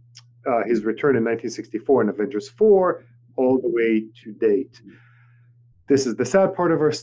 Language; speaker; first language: English; non-native, fluent; Hebrew